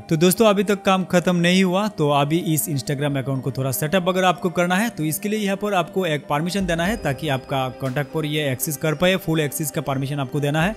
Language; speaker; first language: Hindi; non-native, local second language; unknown